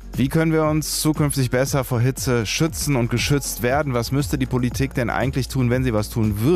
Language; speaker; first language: German; native; German